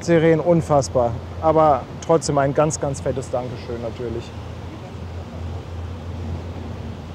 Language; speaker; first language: German; native; German